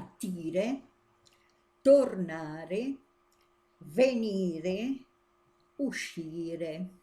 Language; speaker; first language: Italian; non-native, fluent; Spanish